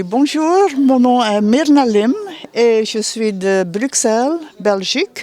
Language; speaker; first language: French; non-native, fluent; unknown